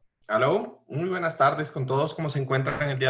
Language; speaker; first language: Spanish; native; Spanish